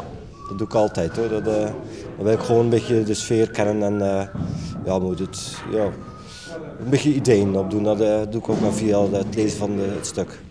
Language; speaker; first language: Dutch; native; Dutch